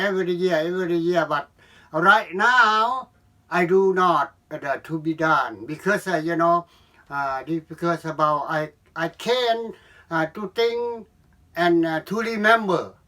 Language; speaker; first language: English; non-native, learner; Lao